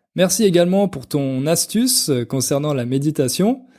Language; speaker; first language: French; native; French